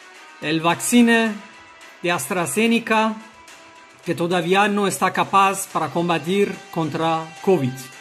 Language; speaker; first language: Spanish; non-native, fluent; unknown